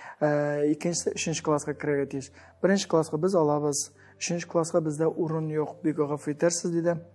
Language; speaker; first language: Tatar; early bilingual, heritage; Tatar